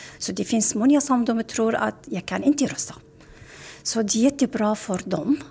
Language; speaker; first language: Swedish; non-native, learner; Arabic